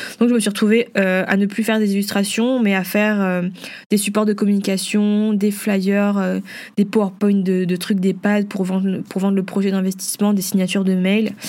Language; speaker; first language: French; early bilingual, other home language; Vietnamese